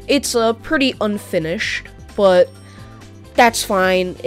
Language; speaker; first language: English; native; English